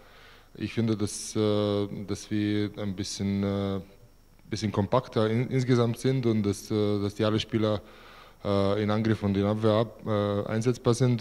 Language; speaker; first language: German; non-native, fluent; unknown